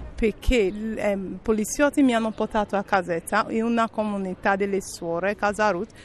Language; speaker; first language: Italian; non-native, fluent; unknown